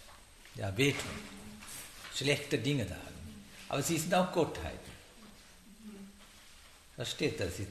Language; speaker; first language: German; non-native, learner; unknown